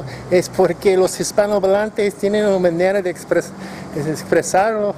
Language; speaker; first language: Spanish; non-native, learner; English